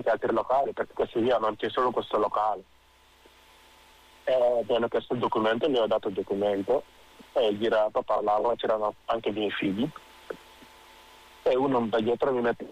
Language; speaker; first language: Italian; non-native, fluent; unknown